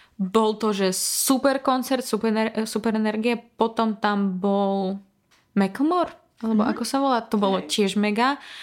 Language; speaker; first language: Slovak; non-native, fluent; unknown